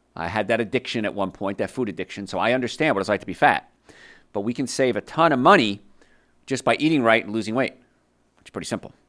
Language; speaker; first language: English; early bilingual, other home language; Italian